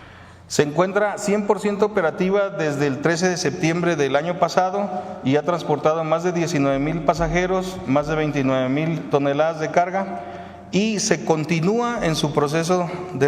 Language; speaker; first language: Spanish; native; Spanish